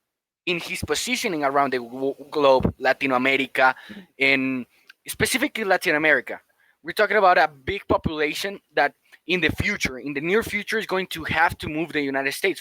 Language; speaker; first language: English; non-native, fluent; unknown